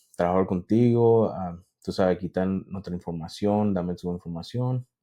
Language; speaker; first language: Spanish; early bilingual, heritage; Spanish